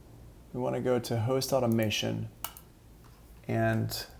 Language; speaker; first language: English; native; English